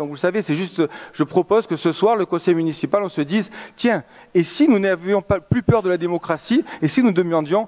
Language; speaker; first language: French; native; French